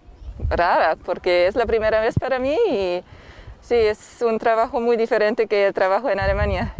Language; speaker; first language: Spanish; non-native, learner; German